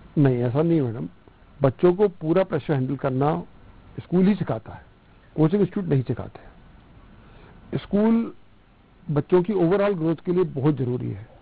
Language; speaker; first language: Hindi; non-native, local second language; Punjabi